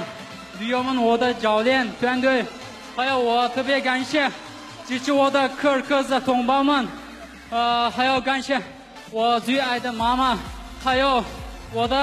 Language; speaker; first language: Chinese; non-native, local second language; Kyrgyz